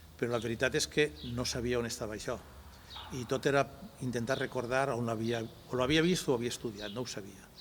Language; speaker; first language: Catalan; non-native, local second language; Spanish